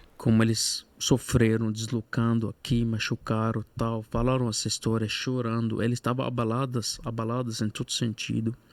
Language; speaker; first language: Portuguese; non-native, fluent; Arabic